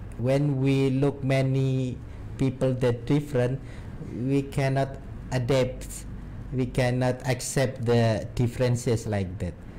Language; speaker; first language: English; non-native, learner; Indonesian